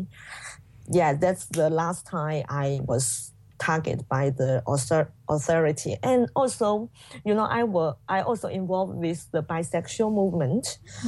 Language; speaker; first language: English; non-native, fluent; Chinese